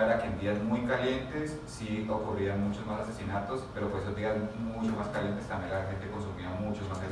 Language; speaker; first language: Spanish; native; Spanish